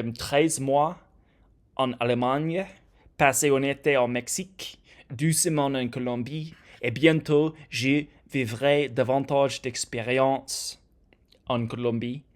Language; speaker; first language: French; non-native, learner; English